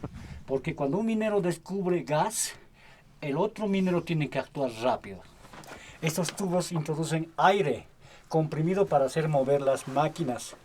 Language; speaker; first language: Spanish; native; Spanish